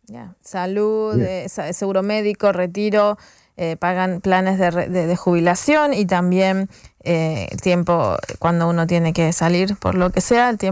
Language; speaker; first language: Spanish; native; Spanish